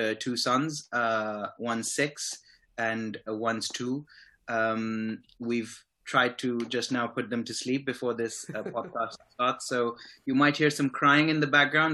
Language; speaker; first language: English; non-native, local second language; Urdu